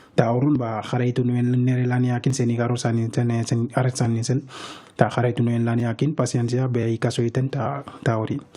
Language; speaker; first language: Basque; non-native, fluent; Wolof